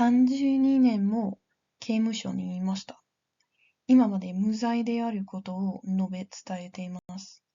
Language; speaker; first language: Japanese; non-native, learner; English